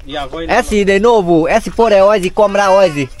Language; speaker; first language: Portuguese; non-native, learner; Vietnamese